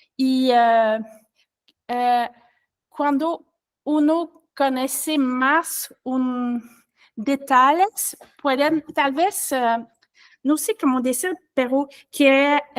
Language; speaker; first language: Spanish; non-native, learner; French